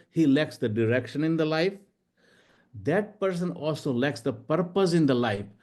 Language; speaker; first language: English; non-native, local second language; Gujarati